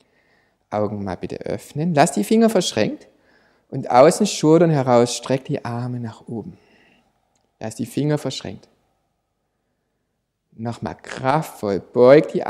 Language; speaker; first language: German; native; German